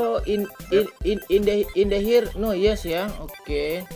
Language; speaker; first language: English; non-native, learner; Indonesian